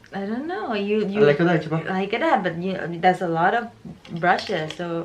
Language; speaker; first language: English; non-native, fluent; Thai